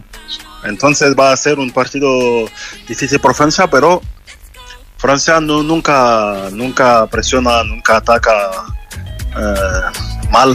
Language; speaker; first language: Spanish; non-native, fluent; French